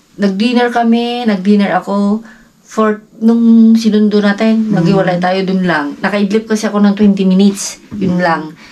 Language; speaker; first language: Filipino; non-native, local second language; Iloko